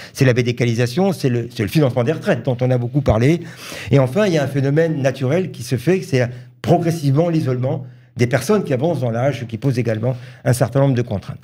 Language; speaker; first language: French; native; French